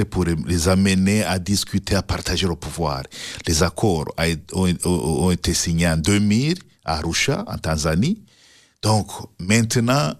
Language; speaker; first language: French; non-native, local second language; Rundi